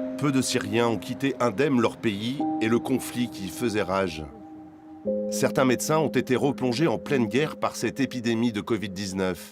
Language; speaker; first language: French; native; French